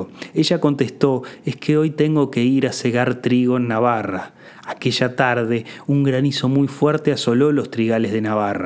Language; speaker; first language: Spanish; native; Spanish